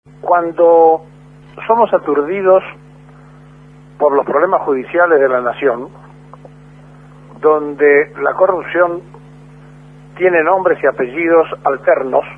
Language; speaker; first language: Spanish; native; Spanish